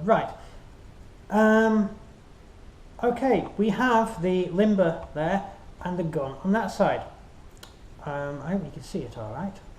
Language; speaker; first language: English; native; English